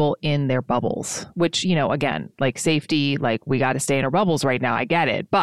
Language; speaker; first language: English; native; English